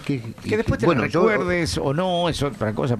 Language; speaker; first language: Spanish; native; Spanish